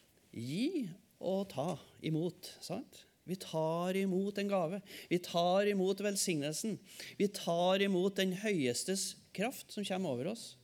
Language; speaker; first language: Norwegian; native; Norwegian